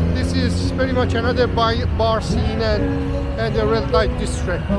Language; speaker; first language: English; non-native, fluent; Persian